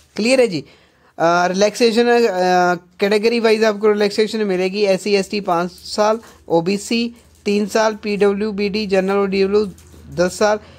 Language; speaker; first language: Hindi; non-native, local second language; Punjabi